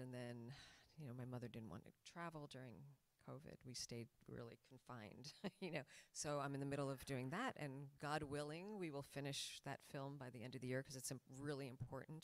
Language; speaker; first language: English; native; English